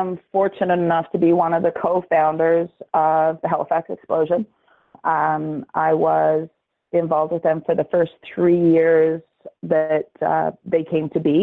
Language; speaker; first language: English; native; English